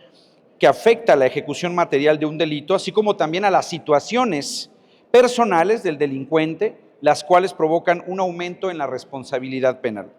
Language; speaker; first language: Spanish; native; Spanish